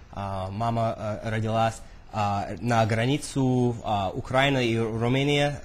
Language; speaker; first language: Russian; early bilingual, heritage; Russian